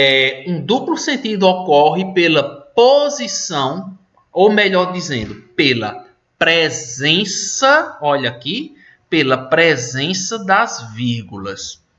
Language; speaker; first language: Portuguese; native; Portuguese